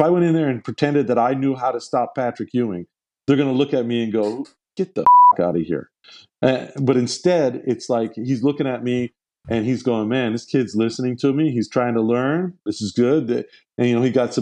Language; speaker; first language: English; native; English